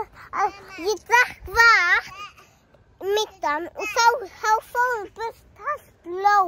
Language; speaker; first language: Icelandic; early bilingual, heritage; Icelandic